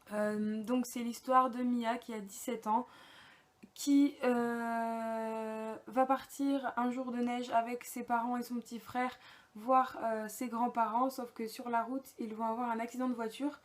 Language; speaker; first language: French; native; French